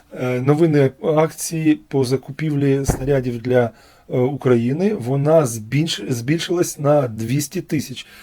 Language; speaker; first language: Ukrainian; non-native, local second language; Russian